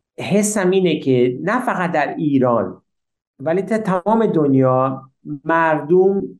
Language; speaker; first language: Persian; early bilingual, heritage; Persian